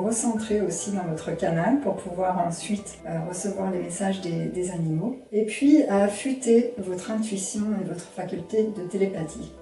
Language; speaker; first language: French; native; French